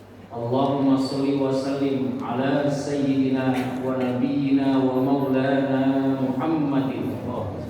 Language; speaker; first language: Indonesian; native; Indonesian